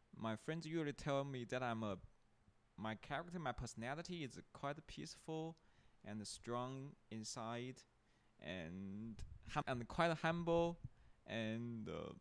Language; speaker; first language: English; non-native, fluent; Chinese